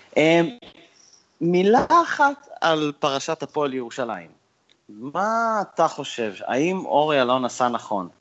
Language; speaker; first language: Hebrew; native; Hebrew